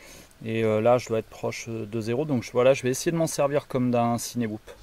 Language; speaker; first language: French; native; French